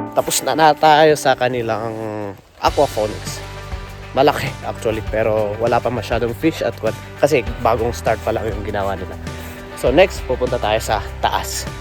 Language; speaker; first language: Filipino; non-native, local second language; Iloko